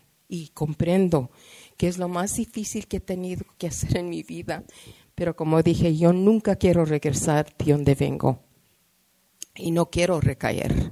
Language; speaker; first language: Spanish; early bilingual, heritage; Spanish